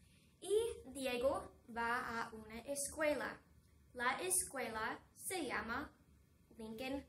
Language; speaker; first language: Spanish; non-native, fluent; English